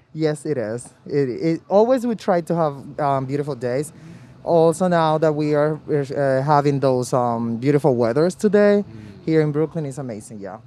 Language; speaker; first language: English; non-native, learner; Spanish